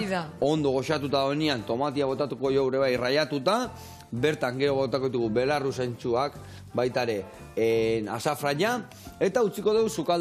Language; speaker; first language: Basque; native; Basque